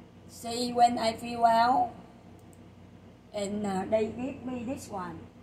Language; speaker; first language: English; non-native, learner; Vietnamese